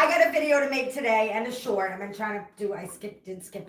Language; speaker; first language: English; native; English